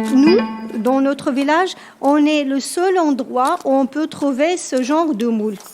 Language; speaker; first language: French; non-native, local second language; Berber languages